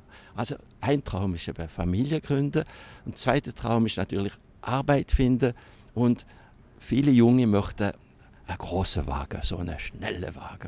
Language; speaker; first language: German; non-native, local second language; French